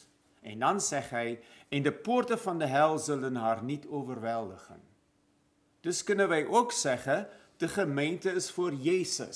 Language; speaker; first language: Dutch; non-native, fluent; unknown